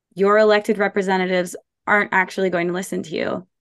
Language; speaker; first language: English; native; English